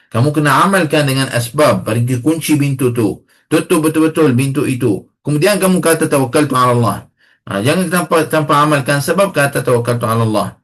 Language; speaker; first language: Malay; non-native, fluent; Arabic